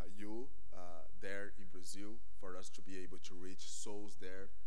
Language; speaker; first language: English; non-native, fluent; Portuguese